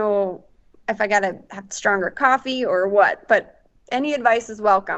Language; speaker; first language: English; native; English